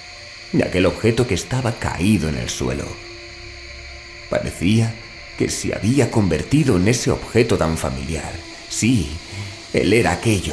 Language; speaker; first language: Spanish; native; Spanish